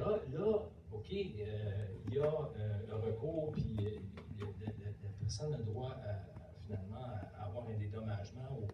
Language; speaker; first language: French; native; French